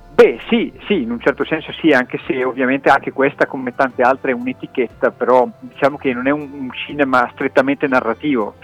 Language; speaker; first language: Italian; native; Italian